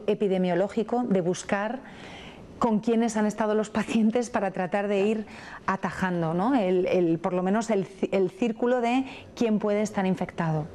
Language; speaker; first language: Spanish; native; Spanish